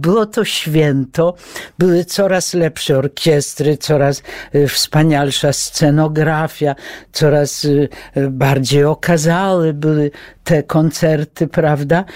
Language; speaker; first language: Polish; early bilingual, heritage; Polish